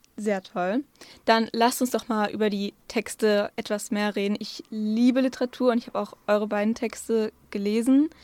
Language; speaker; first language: German; native; German